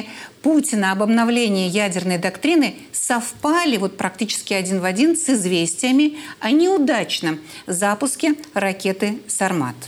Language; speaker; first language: Russian; native; Russian